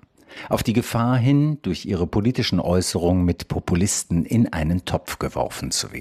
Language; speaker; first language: German; native; German